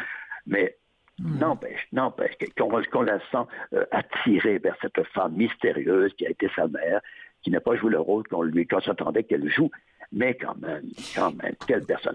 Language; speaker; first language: French; native; French